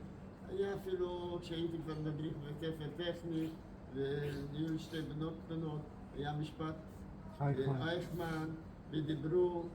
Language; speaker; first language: Hebrew; non-native, fluent; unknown